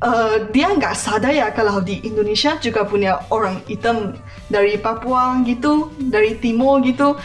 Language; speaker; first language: Indonesian; non-native, fluent; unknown